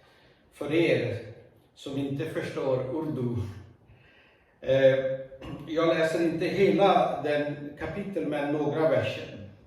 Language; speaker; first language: Swedish; non-native, fluent; Urdu